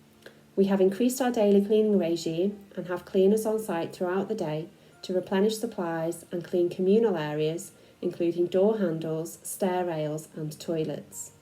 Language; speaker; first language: English; native; English